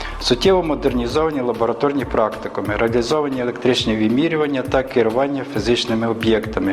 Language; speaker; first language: Ukrainian; native; Ukrainian